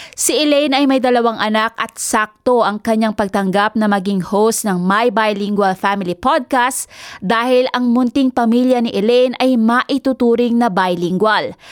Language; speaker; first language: Filipino; native; Filipino